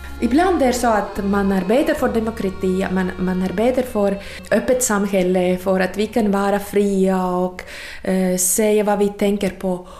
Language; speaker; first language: Swedish; non-native, fluent; Latvian